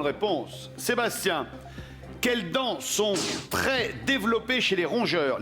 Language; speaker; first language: French; native; French